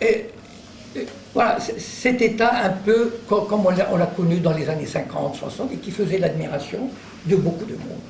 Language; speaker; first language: French; native; French